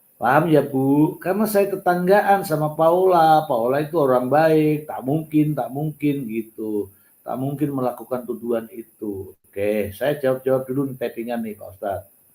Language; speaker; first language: Indonesian; native; Indonesian